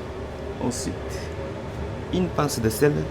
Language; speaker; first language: French; non-native, fluent; Japanese